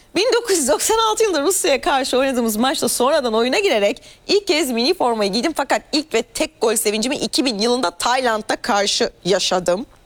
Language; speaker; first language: Turkish; native; Turkish